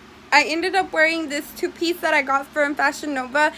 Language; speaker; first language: English; early bilingual, other home language; Spanish